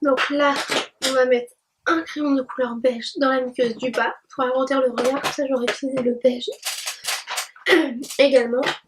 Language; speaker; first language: French; native; French